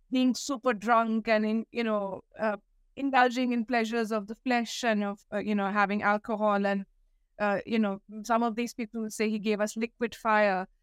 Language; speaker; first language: English; non-native, local second language; Hindi